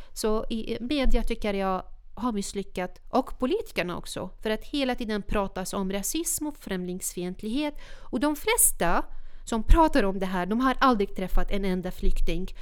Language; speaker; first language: Swedish; non-native, fluent; Arabic